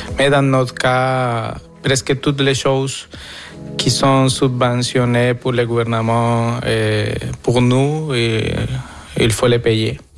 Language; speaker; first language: French; non-native, fluent; Spanish